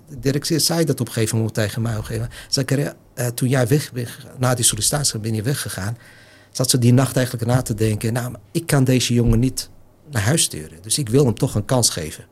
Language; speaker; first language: Dutch; non-native, fluent; Arabic